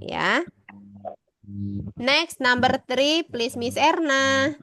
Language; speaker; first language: English; non-native, learner; Indonesian